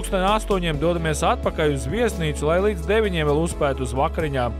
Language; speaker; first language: Latvian; native; Latvian